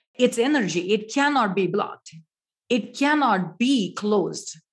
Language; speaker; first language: English; non-native, local second language; Marathi